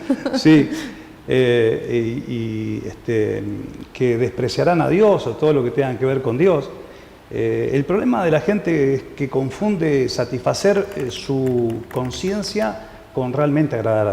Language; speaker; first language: Spanish; native; Spanish